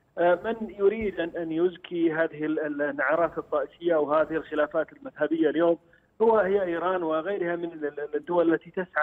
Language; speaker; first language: Arabic; native; Arabic